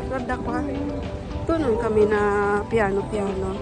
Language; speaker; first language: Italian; non-native, fluent; Filipino